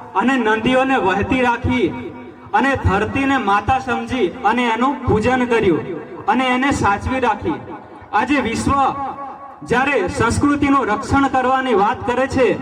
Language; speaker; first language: Gujarati; non-native, local second language; Rathawi